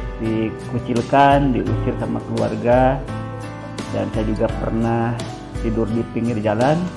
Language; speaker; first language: Indonesian; non-native, local second language; Sundanese